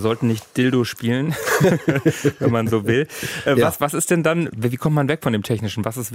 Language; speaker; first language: German; native; German